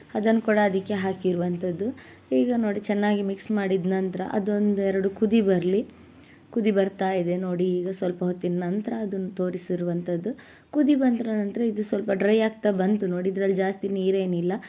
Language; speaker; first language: Kannada; non-native, local second language; Tulu